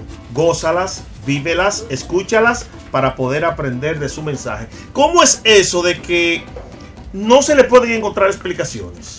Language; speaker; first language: Spanish; native; Spanish